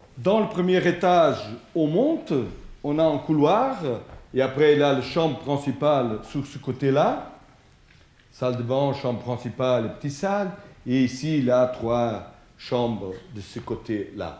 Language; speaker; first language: French; non-native, fluent; Portuguese